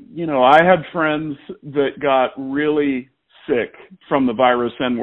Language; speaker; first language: English; native; English